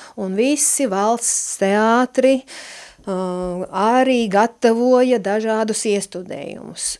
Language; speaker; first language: Latvian; native; Latvian